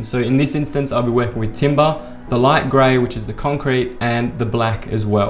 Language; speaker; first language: English; native; English